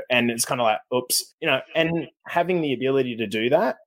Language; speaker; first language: English; native; English